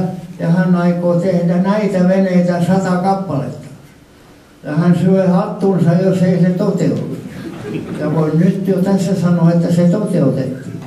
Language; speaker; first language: Finnish; non-native, local second language; Swedish